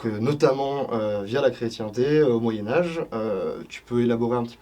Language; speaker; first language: French; native; French